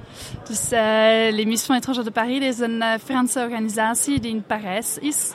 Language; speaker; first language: Dutch; non-native, fluent; French